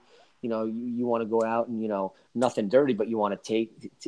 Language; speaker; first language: English; native; English